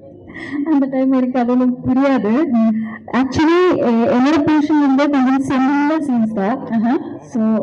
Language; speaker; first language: Tamil; non-native, learner; Malayalam